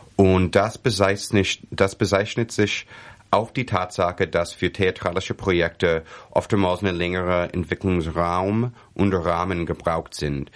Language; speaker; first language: German; non-native, fluent; English